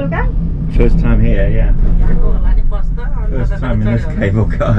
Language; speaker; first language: English; native; English